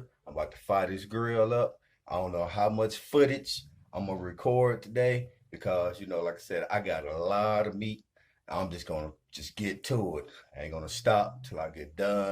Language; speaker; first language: English; native; English